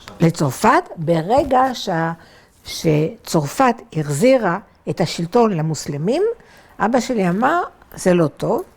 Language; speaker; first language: Hebrew; non-native, fluent; French